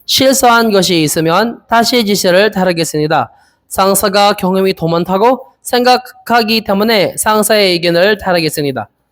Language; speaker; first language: Korean; non-native, learner; Filipino